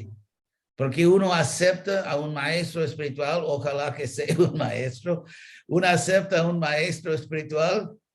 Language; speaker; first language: Spanish; non-native, fluent; English